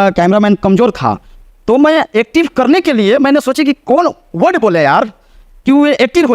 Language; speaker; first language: Hindi; non-native, local second language; Bhojpuri